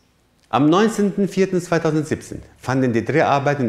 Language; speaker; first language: German; non-native, fluent; Arabic